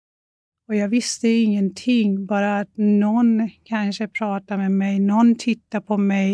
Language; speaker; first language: Swedish; non-native, fluent; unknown